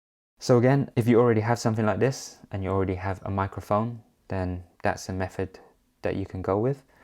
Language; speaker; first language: English; native; English